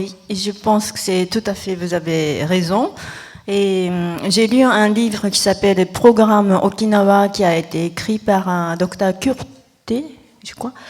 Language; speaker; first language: French; non-native, fluent; Japanese